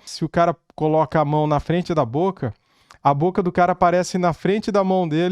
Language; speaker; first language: Portuguese; native; Portuguese